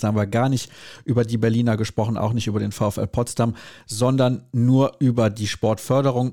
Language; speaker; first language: German; native; German